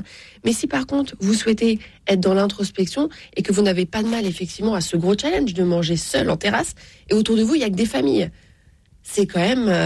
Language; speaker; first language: French; native; French